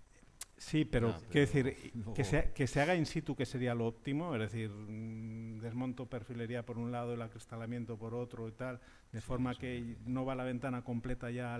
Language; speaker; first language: Spanish; native; Spanish